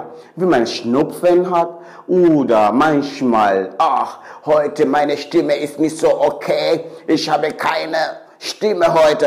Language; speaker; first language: German; non-native, fluent; Swahili